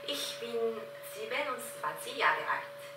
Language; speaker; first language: German; non-native, learner; Korean